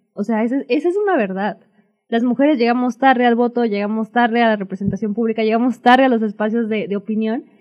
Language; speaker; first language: Spanish; native; Spanish